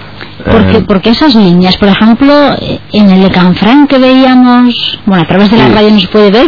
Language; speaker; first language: Spanish; native; Spanish